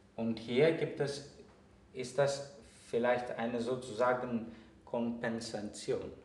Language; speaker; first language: German; non-native, fluent; Greek